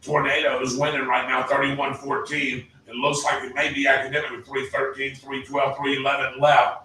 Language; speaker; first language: English; native; English